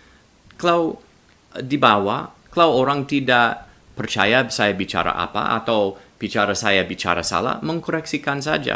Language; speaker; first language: Indonesian; non-native, learner; English